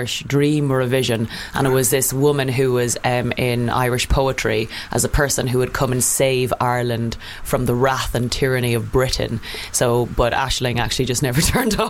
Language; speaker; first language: English; native; English